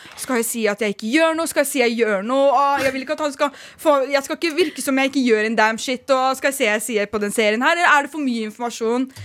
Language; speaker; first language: Norwegian; early bilingual, other home language; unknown